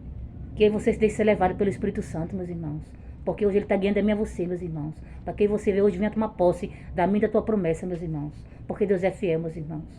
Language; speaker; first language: Portuguese; native; Portuguese